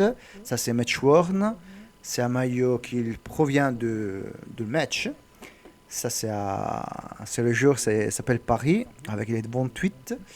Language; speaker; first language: French; non-native, learner; Italian